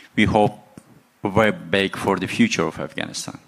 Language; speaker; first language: English; non-native, learner; Persian